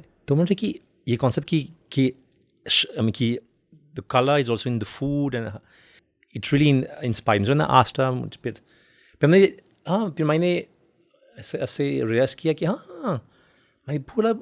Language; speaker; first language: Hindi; non-native, fluent; French